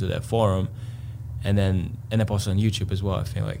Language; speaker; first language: English; non-native, fluent; Latvian